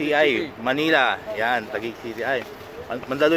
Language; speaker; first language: Filipino; native; Filipino